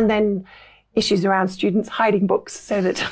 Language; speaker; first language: English; native; English